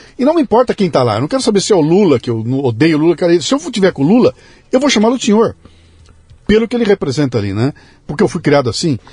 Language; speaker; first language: Portuguese; native; Portuguese